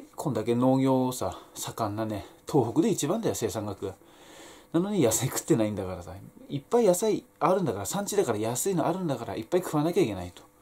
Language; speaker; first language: Japanese; native; Japanese